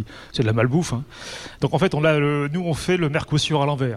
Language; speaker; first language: French; native; French